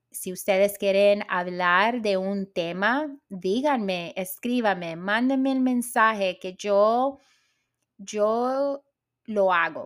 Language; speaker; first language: Spanish; early bilingual, heritage; Spanish